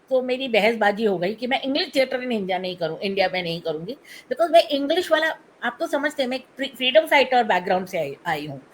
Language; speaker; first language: Hindi; non-native, local second language; Tamil